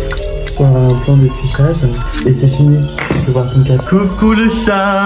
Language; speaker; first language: French; native; French